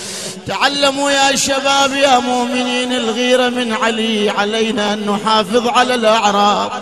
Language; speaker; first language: Arabic; native; Arabic